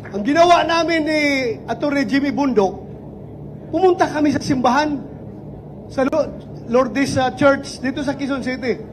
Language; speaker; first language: Filipino; non-native, local second language; Cebuano